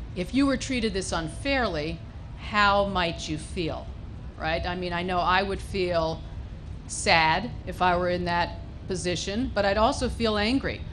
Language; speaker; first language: English; native; English